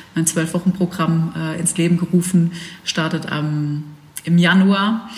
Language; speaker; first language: German; early bilingual, other home language; Dutch